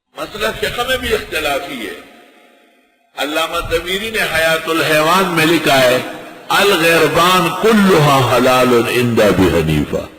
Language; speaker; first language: Urdu; non-native, local second language; Pashto